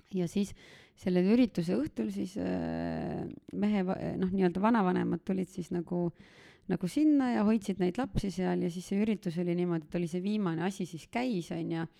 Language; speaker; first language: Estonian; native; Estonian